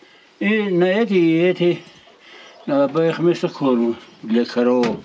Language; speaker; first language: Russian; non-native, local second language; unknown